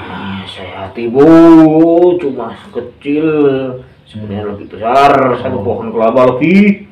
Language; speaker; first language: Indonesian; non-native, local second language; Javanese